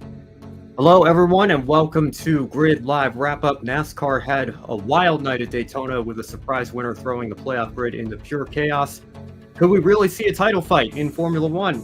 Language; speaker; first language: English; native; English